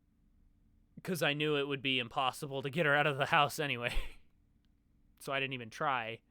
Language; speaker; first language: English; native; English